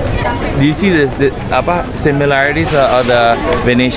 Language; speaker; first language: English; non-native, fluent; Indonesian